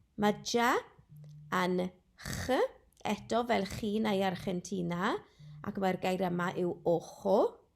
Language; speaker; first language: Welsh; non-native, local second language; English